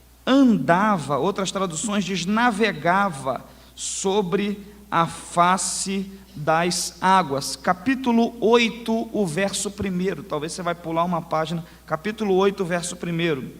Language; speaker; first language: Portuguese; native; Portuguese